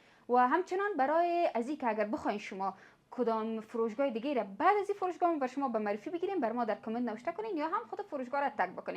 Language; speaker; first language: Persian; native; Persian